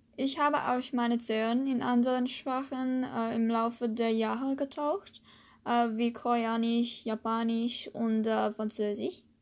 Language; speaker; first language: German; non-native, learner; English